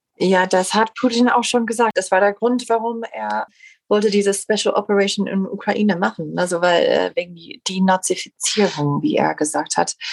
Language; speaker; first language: German; non-native, fluent; English